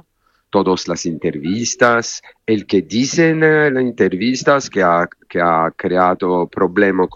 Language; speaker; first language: Spanish; non-native, learner; French